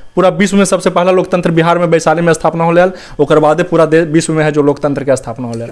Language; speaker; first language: Hindi; native; Hindi